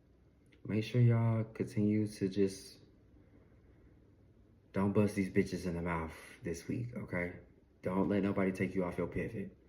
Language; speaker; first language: English; native; English